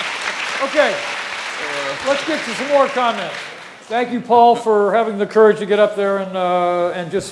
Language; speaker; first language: English; native; English